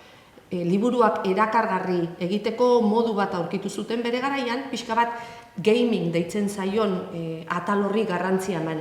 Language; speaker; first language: Basque; native; Basque